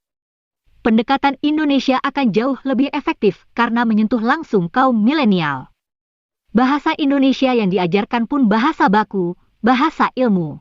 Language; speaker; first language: Indonesian; native; Indonesian